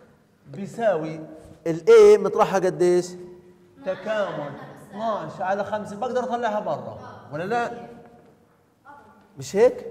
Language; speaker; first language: Arabic; native; Arabic